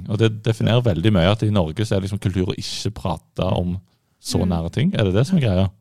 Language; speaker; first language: Norwegian; native; Norwegian